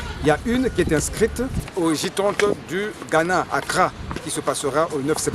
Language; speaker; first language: French; non-native, local second language; Lingala